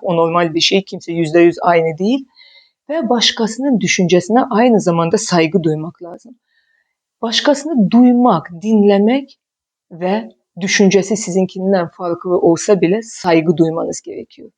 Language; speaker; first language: Turkish; non-native, fluent; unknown